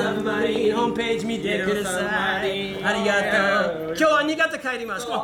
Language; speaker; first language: Japanese; non-native, learner; English